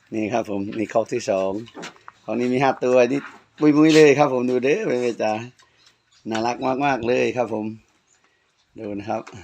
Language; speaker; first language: Thai; non-native, local second language; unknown